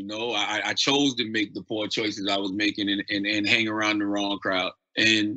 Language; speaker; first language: English; native; English